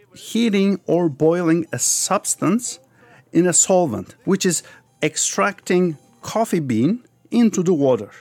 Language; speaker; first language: English; early bilingual, other home language; Turkish